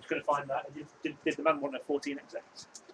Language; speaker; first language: English; native; English